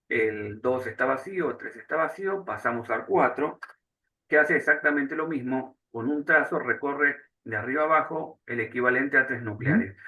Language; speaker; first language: Spanish; native; Spanish